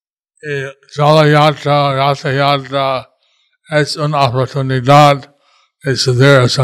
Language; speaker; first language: Spanish; non-native, learner; English